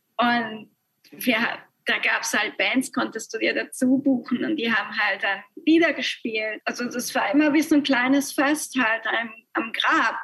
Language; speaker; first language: German; early bilingual, other home language; Spanish